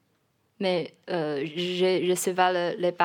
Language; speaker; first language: French; non-native, learner; Chinese